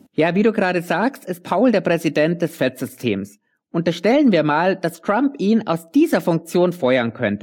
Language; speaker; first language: German; native; German